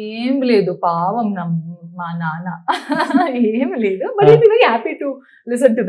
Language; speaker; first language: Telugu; non-native, learner; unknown